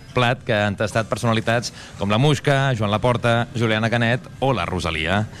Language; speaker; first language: Catalan; native; Catalan